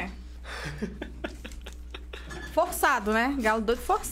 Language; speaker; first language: Portuguese; native; Portuguese